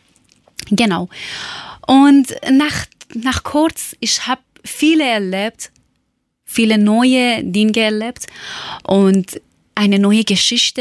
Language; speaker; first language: German; non-native, learner; Persian